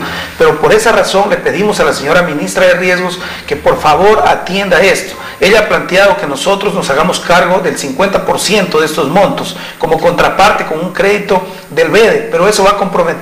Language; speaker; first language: Spanish; native; Spanish